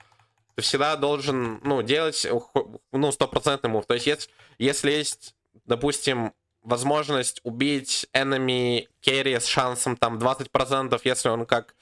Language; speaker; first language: Russian; native; Russian